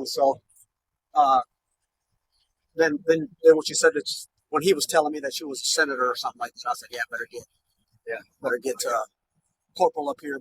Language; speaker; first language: English; native; English